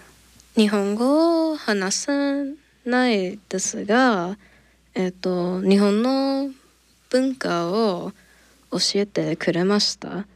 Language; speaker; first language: Japanese; non-native, learner; English